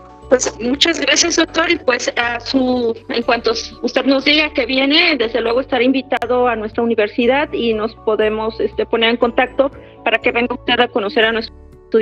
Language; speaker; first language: Spanish; native; Spanish